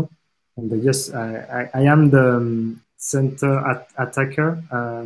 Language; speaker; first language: English; non-native, fluent; French